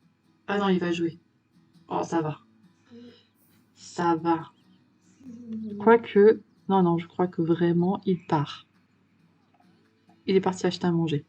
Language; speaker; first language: French; native; French